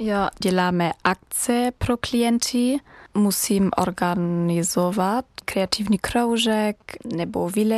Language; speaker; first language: Czech; non-native, learner; German